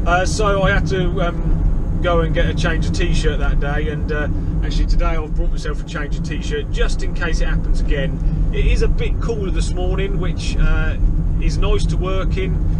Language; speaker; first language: English; native; English